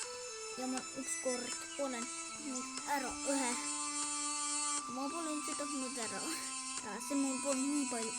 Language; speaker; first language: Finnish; non-native, learner; Estonian